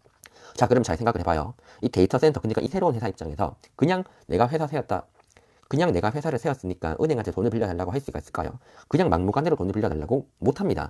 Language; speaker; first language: Korean; native; Korean